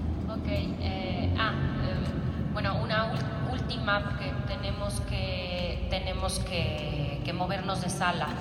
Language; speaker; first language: Spanish; native; Spanish